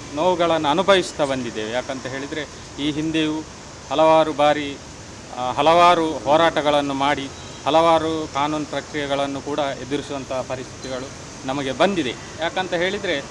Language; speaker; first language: Kannada; non-native, local second language; Tulu